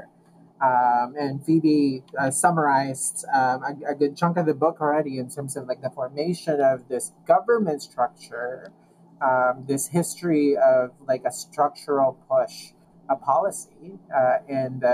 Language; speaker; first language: English; non-native, local second language; Filipino